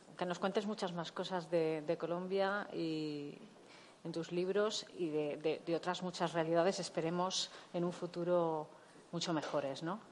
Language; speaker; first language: Spanish; native; Spanish